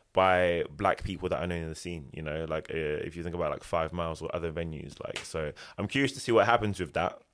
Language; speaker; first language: English; native; English